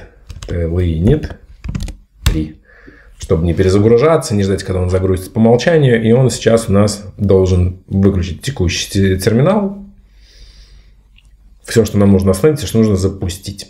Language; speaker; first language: Russian; native; Russian